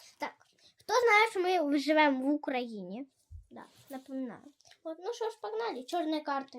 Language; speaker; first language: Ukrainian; non-native, local second language; Russian